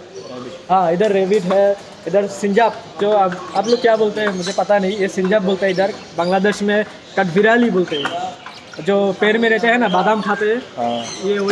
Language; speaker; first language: Hindi; non-native, fluent; Bangla